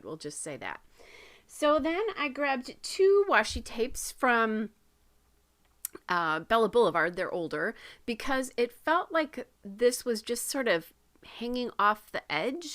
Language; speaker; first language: English; native; English